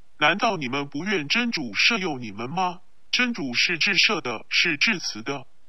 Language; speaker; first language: Chinese; non-native, local second language; Cantonese